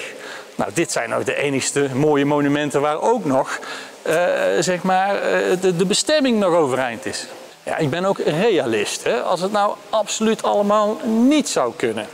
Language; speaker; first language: Dutch; native; Dutch